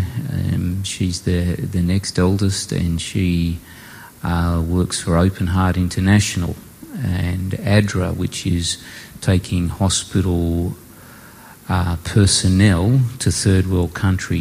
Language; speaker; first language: English; native; English